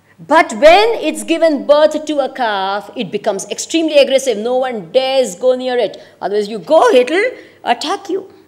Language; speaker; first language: English; non-native, local second language; Gujarati